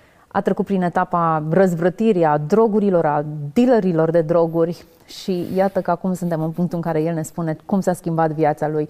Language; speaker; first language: Romanian; native; Romanian